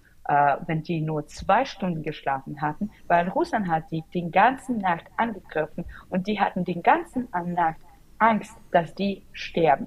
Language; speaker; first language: German; non-native, fluent; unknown